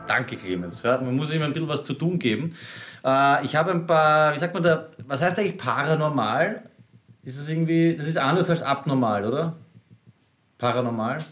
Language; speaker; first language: German; native; German